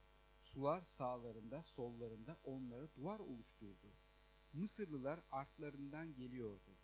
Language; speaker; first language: Turkish; native; Turkish